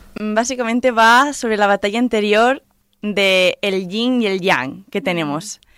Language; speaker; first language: Spanish; non-native, local second language; Catalan